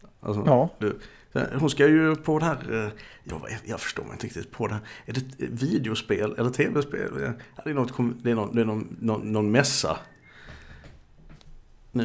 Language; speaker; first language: Swedish; native; Swedish